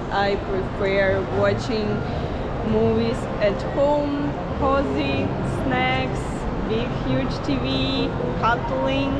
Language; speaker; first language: English; non-native, fluent; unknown